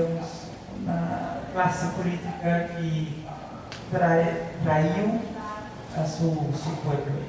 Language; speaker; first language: Spanish; non-native, fluent; Portuguese